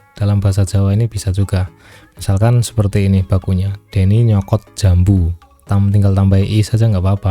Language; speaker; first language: Indonesian; non-native, local second language; Javanese